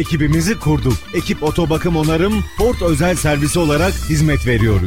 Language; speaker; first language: Turkish; native; Turkish